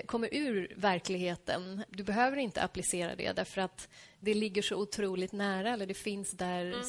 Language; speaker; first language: Swedish; native; Swedish